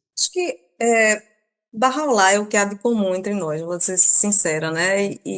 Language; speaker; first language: Portuguese; early bilingual, other home language; Persian